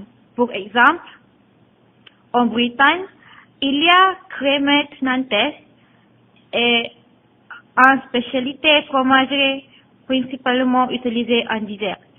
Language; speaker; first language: French; non-native, learner; Malay